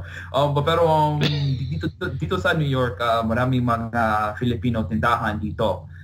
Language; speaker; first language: Filipino; non-native, learner; English